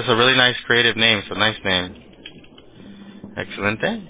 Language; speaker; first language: English; early bilingual, other home language; Spanish